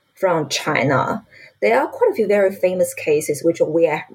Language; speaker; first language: English; non-native, fluent; Chinese